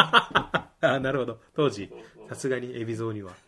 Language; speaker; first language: Japanese; native; Japanese